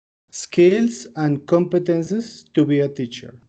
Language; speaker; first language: English; non-native, fluent; Spanish